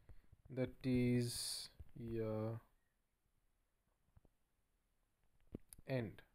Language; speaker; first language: English; non-native, learner; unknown